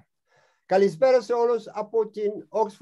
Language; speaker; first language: Greek; non-native, learner; English